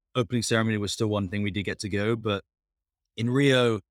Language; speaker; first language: English; native; English